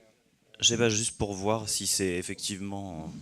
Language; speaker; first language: French; native; French